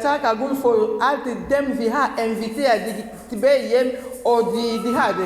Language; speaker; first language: Danish; non-native, learner; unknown